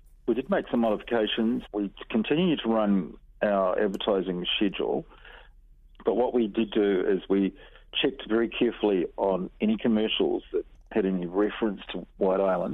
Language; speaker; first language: English; native; English